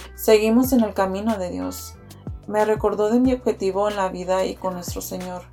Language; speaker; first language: Spanish; early bilingual, heritage; Spanish